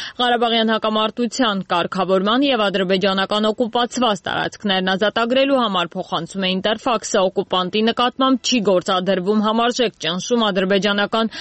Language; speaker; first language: Armenian; native; Armenian